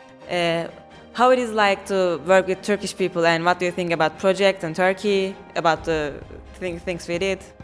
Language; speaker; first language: English; non-native, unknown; Turkish